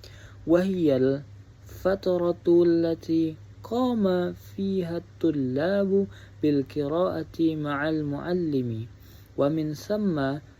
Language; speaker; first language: Arabic; non-native, learner; Indonesian